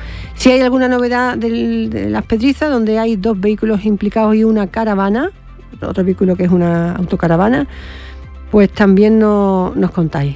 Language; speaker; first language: Spanish; native; Spanish